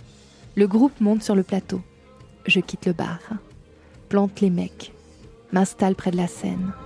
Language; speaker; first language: French; native; French